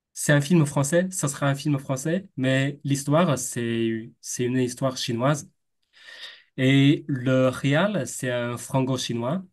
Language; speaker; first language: French; non-native, fluent; Chinese